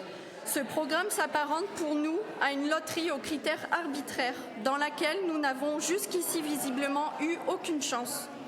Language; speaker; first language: French; native; French